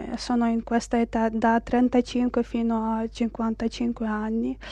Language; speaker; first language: Italian; non-native, fluent; Ukrainian